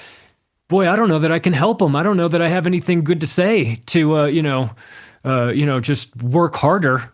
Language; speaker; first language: English; native; English